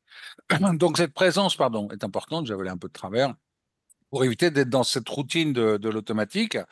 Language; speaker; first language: French; native; French